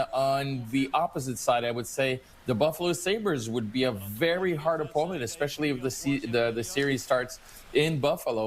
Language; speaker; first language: English; non-native, local second language; French